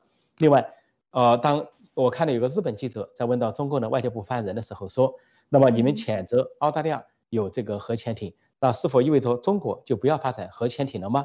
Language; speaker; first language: Chinese; native; Chinese